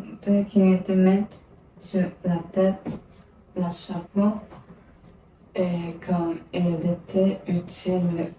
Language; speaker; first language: French; non-native, learner; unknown